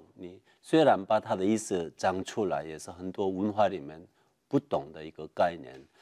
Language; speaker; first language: Chinese; non-native, fluent; Korean